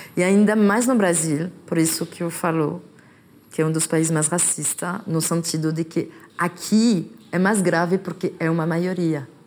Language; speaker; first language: Portuguese; non-native, fluent; French